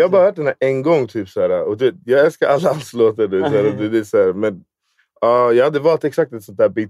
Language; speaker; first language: Swedish; native; Swedish